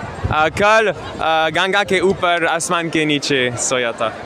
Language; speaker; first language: Hindi; non-native, learner; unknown